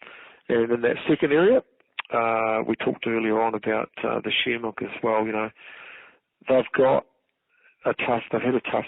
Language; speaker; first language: English; native; English